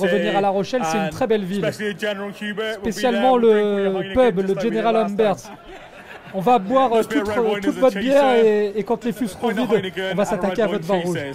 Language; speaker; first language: French; native; French